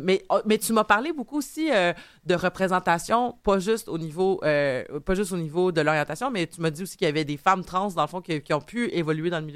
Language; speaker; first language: French; native; French